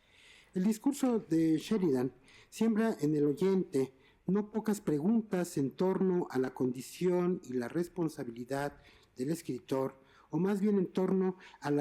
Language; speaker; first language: Spanish; native; Spanish